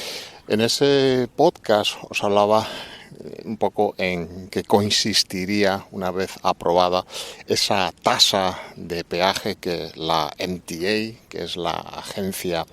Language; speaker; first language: Spanish; native; Spanish